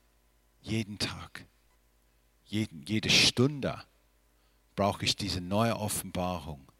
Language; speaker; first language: German; non-native, fluent; English